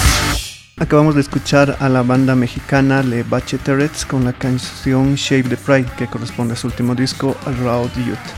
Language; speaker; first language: Spanish; native; Spanish